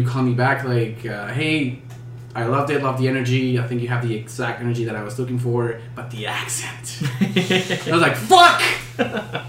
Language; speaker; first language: English; non-native, fluent; Spanish